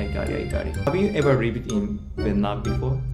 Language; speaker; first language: English; non-native, learner; Japanese